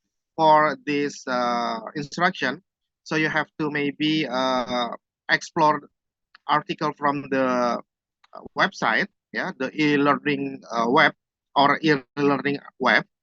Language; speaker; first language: English; non-native, fluent; Indonesian